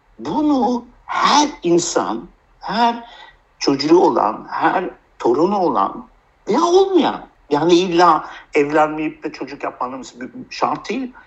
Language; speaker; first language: Turkish; early bilingual, heritage; Turkish